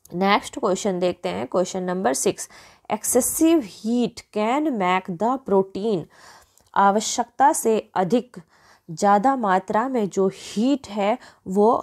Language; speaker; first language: Hindi; native; Hindi